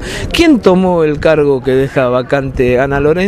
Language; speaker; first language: Spanish; native; Spanish